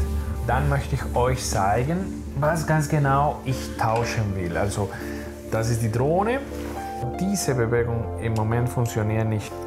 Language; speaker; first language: German; non-native, learner; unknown